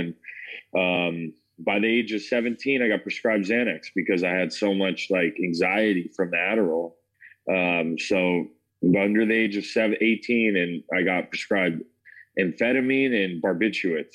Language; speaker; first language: English; native; English